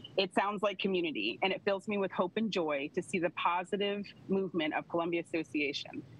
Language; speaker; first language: English; native; English